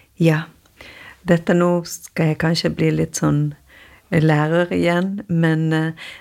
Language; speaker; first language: Norwegian; non-native, fluent; Spanish